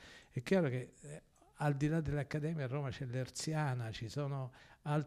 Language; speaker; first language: Italian; native; Italian